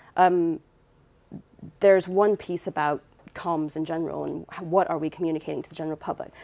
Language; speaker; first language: English; native; English